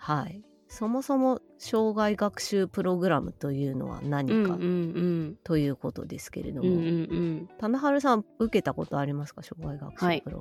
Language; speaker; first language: Japanese; native; Japanese